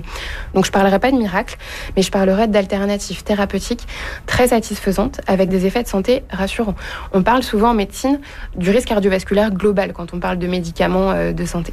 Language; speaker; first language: French; native; French